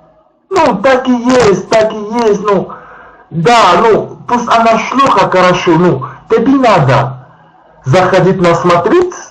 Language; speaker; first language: Russian; non-native, learner; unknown